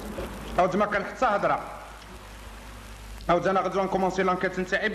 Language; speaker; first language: Arabic; native; Arabic